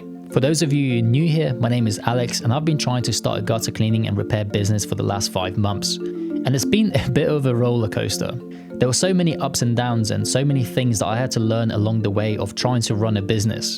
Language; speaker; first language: English; native; English